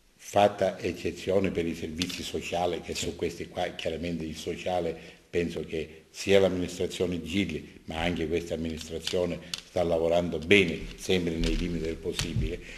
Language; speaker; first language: Italian; native; Italian